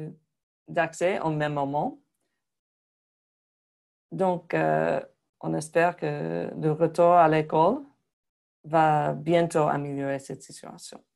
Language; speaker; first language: French; non-native, fluent; English